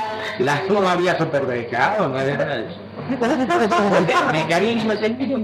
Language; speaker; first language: Spanish; native; Spanish